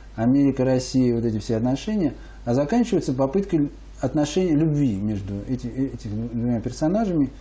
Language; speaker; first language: Russian; native; Russian